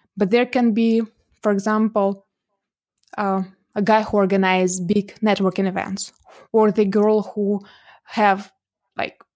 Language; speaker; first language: English; non-native, fluent; Russian